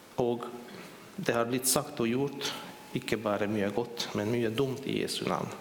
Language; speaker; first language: Swedish; non-native, fluent; Hungarian